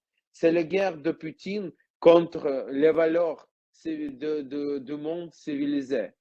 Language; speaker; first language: French; non-native, learner; Ukrainian